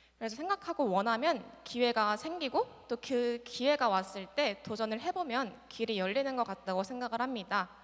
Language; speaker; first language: Korean; native; Korean